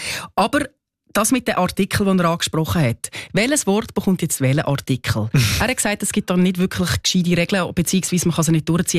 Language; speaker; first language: German; native; German